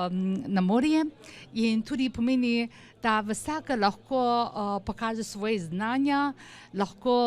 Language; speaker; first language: Slovenian; non-native, learner; Chinese